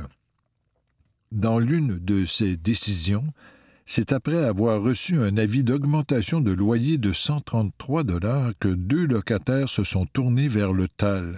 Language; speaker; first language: French; native; French